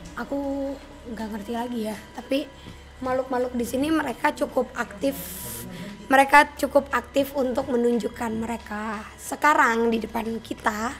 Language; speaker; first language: Indonesian; native; Indonesian